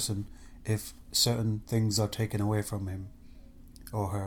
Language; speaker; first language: English; native; English